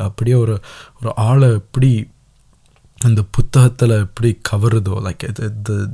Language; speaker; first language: Tamil; early bilingual, heritage; Tamil